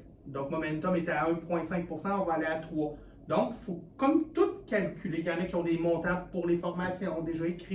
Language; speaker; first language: French; native; French